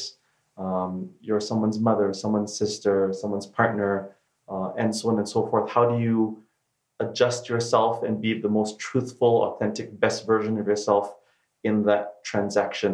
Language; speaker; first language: English; native; English